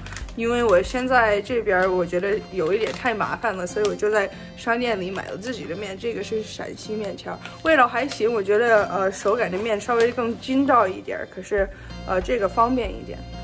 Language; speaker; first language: Chinese; early bilingual, heritage; Chinese